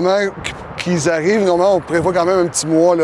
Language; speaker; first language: French; native; French